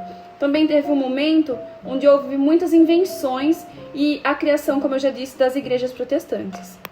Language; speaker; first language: Portuguese; native; Portuguese